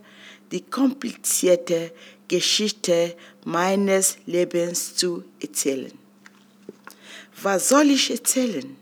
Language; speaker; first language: German; non-native, fluent; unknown